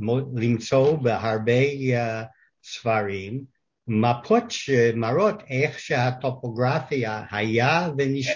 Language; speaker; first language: Hebrew; non-native, fluent; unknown